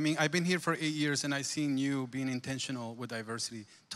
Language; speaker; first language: English; non-native, fluent; Spanish